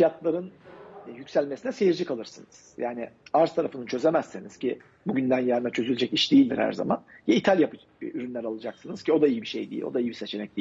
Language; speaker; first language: Turkish; native; Turkish